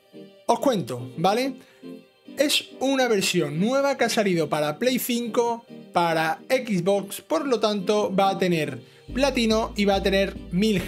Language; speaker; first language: Spanish; native; Spanish